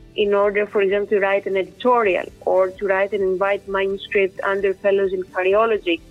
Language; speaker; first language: English; non-native, fluent; Greek